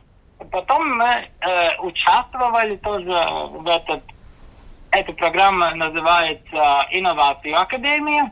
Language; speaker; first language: Russian; non-native, local second language; Latvian